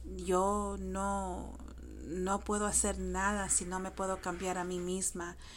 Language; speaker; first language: Spanish; early bilingual, heritage; Spanish